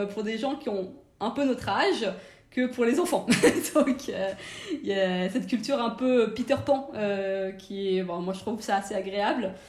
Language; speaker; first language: French; native; French